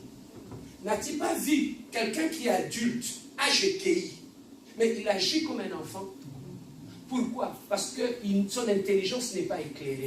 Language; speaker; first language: French; non-native, local second language; Lingala